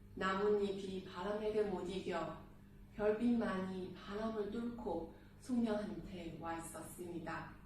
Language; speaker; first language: Korean; non-native, fluent; Chinese